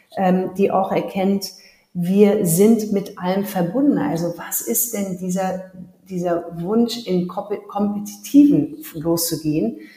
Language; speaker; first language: German; early bilingual, heritage; German